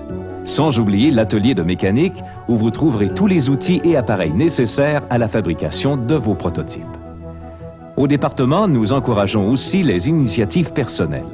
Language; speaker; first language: French; native; French